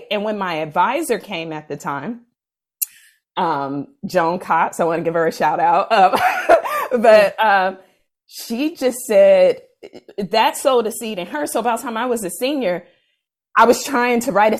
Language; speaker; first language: English; native; English